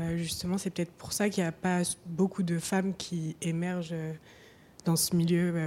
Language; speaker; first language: French; native; French